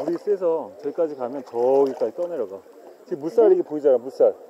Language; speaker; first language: Korean; native; Korean